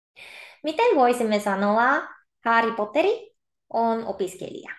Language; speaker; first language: Finnish; non-native, fluent; Korean